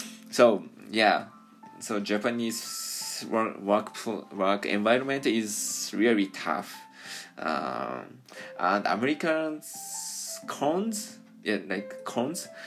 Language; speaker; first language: English; non-native, learner; Japanese